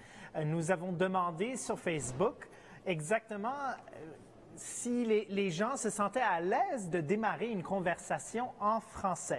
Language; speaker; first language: French; native; French